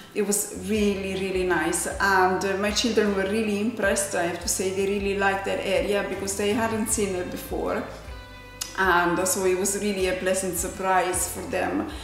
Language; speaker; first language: English; non-native, fluent; Italian